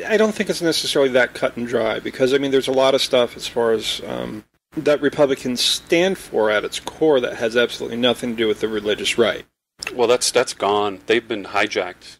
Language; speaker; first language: English; native; English